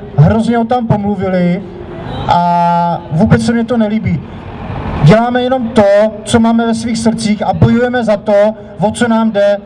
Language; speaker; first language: Czech; native; Czech